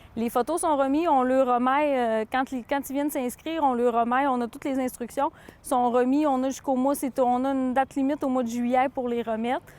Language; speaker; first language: French; native; French